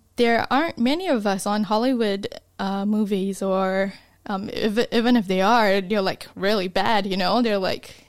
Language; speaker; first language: English; non-native, local second language; Malay